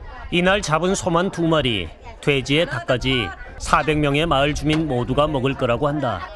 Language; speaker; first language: Korean; native; Korean